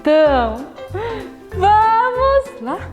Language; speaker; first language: Portuguese; non-native, fluent; Korean